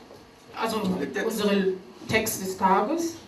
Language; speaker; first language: German; non-native, learner; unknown